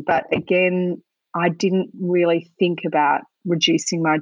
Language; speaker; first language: English; native; English